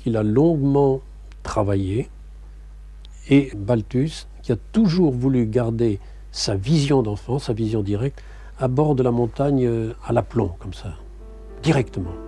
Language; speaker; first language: French; native; French